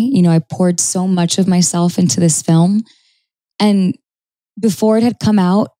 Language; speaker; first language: English; native; English